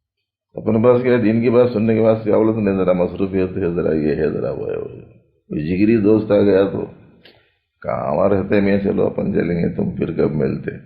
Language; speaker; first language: Urdu; native; Urdu